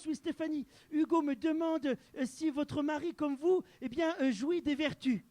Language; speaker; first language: French; native; French